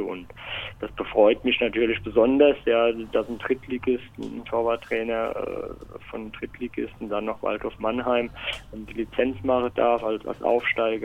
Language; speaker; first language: German; native; German